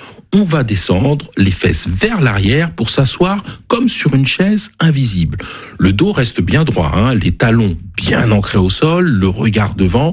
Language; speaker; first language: French; native; French